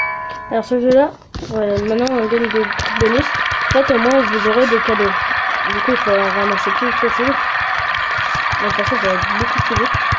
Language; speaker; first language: French; native; French